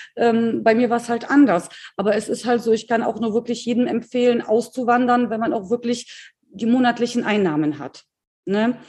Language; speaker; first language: German; early bilingual, other home language; Polish